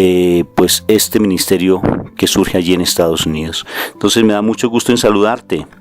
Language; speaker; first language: Spanish; native; Spanish